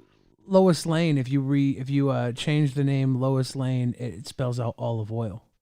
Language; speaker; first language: English; native; English